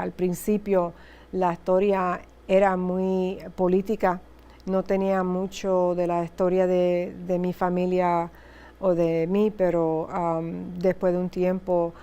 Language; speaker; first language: Spanish; early bilingual, heritage; Spanish